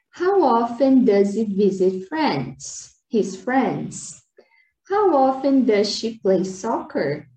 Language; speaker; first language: English; non-native, fluent; Portuguese